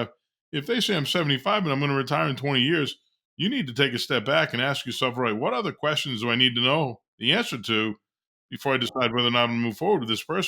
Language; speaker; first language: English; native; English